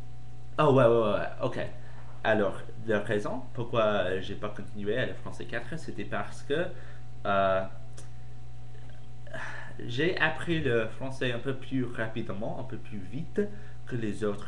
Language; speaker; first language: French; non-native, fluent; English